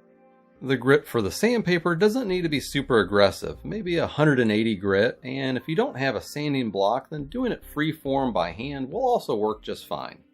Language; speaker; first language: English; native; English